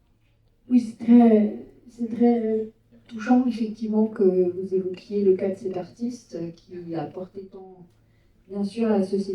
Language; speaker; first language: French; native; French